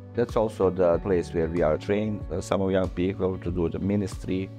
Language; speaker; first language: English; non-native, fluent; Bosnian